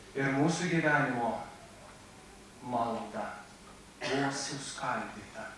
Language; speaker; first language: Lithuanian; native; Lithuanian